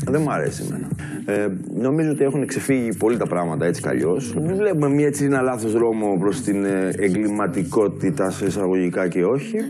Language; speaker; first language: Greek; early bilingual, heritage; Greek